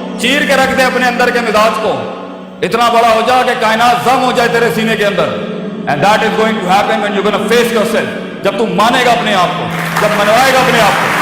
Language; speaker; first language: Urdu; non-native, local second language; Punjabi